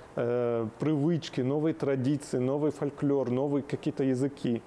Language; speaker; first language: Russian; non-native, fluent; Arabic